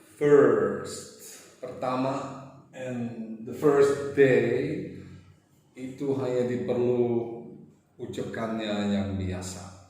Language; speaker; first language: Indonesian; non-native, fluent; English